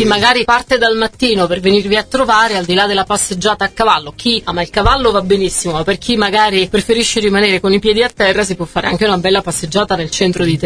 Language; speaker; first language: Italian; native; Italian